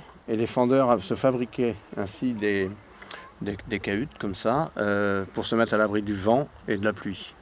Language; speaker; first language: French; native; French